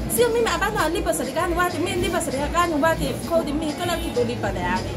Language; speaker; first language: Swahili; non-native, local second language; Chinese